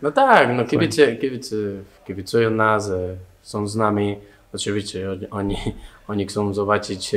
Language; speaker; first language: Polish; non-native, learner; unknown